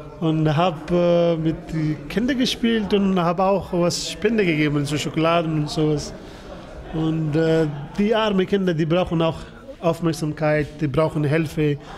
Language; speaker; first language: German; non-native, fluent; Persian